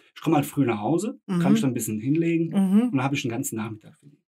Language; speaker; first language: German; early bilingual, other home language; Bosnian